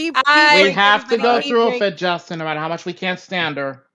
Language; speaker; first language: English; native; English